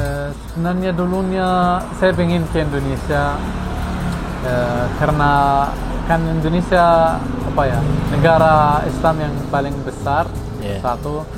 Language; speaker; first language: Indonesian; non-native, fluent; Arabic